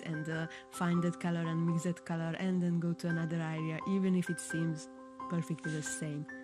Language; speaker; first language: English; non-native, fluent; Hungarian